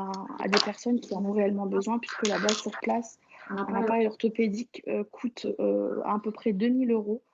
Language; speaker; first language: French; native; French